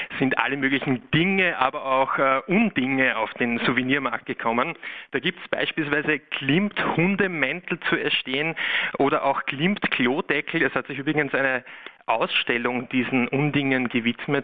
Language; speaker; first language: German; native; German